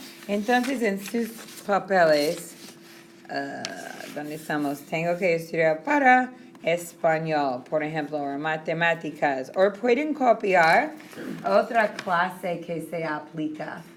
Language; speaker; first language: Spanish; non-native, fluent; English